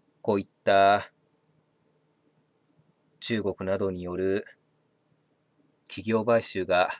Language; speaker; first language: Japanese; native; Japanese